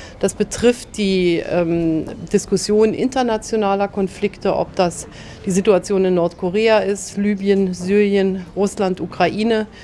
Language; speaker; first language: German; native; German